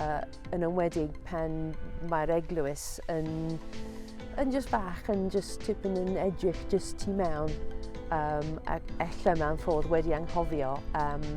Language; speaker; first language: Welsh; non-native, fluent; English